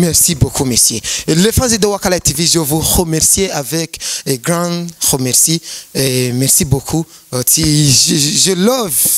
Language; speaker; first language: French; non-native, learner; Rundi